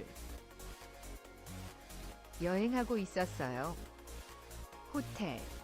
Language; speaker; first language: Korean; non-native, learner; English